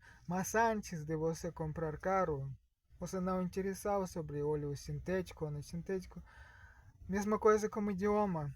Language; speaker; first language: Portuguese; non-native, learner; Russian